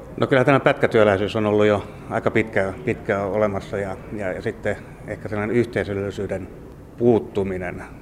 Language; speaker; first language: Finnish; native; Finnish